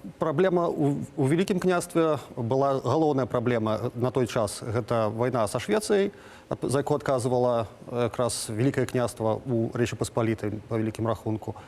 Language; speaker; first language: Belarusian; non-native, local second language; Russian